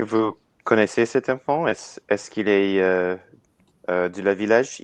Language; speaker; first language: French; non-native, learner; English